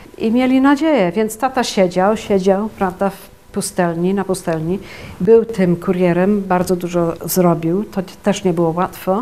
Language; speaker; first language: Polish; early bilingual, heritage; Polish